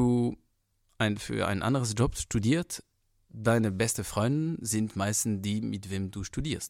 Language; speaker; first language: German; non-native, fluent; French